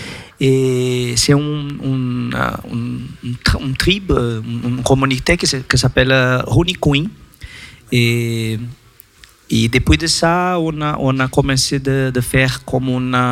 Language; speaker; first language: French; non-native, learner; Portuguese